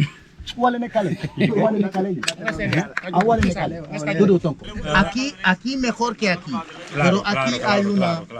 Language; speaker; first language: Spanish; non-native, learner; Wolof